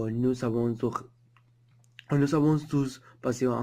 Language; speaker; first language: French; non-native, learner; Spanish